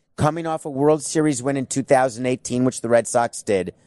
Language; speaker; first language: English; native; English